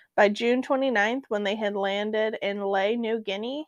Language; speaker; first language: English; native; English